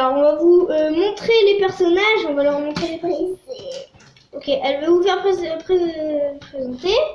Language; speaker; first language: French; native; French